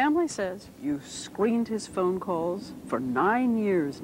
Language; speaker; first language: English; native; English